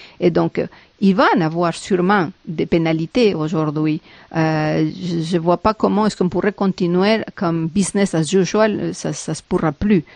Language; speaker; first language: French; non-native, fluent; Spanish